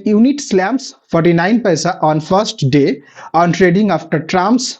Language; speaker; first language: English; non-native, local second language; Bangla